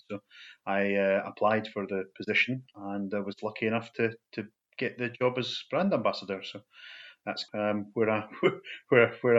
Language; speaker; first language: English; native; English